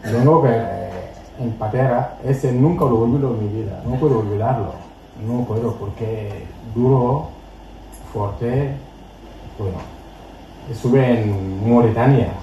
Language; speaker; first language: Spanish; non-native, learner; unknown